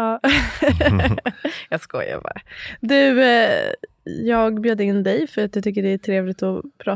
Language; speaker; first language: Swedish; native; Swedish